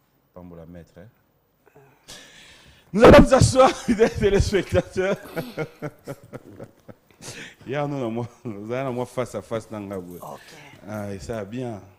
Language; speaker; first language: French; non-native, local second language; Lingala